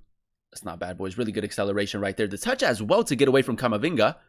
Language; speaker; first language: English; native; English